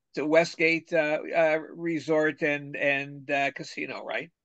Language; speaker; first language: English; native; English